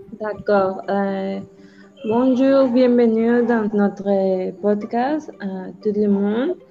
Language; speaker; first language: French; non-native, learner; Spanish